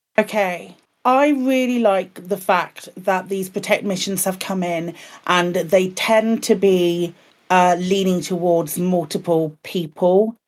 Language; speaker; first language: English; native; English